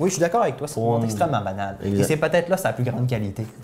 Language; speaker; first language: French; native; French